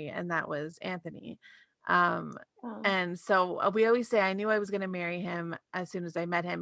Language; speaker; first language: English; native; English